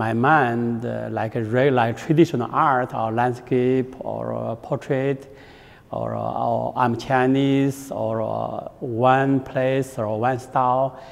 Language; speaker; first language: English; non-native, learner; Chinese